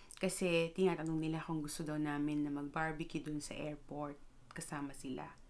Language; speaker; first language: Filipino; native; Filipino